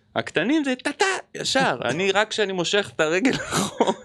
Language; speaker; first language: Hebrew; native; Hebrew